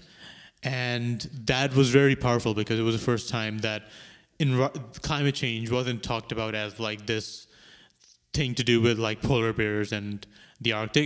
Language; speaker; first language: English; non-native, local second language; Urdu